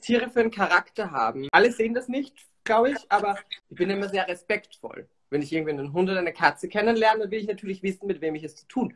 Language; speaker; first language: German; native; German